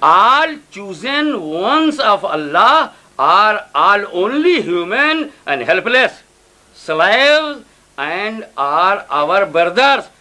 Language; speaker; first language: English; non-native, local second language; Urdu